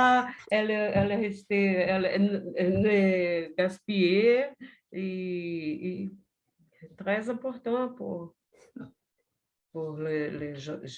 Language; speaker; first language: French; non-native, learner; Portuguese